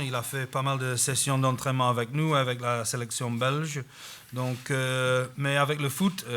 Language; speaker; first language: French; non-native, fluent; English